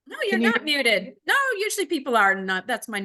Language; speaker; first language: English; native; English